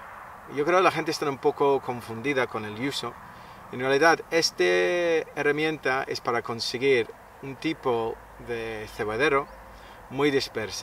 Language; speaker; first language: Spanish; non-native, fluent; English